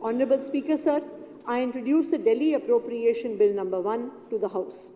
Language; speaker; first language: English; non-native, local second language; Hindi